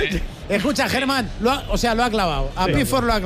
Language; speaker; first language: Spanish; native; Spanish